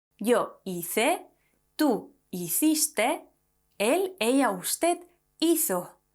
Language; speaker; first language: Spanish; non-native, fluent; Polish